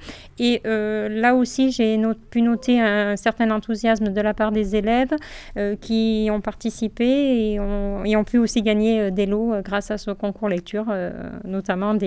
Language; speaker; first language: French; native; French